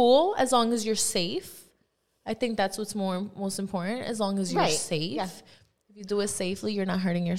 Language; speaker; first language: English; non-native, fluent; Spanish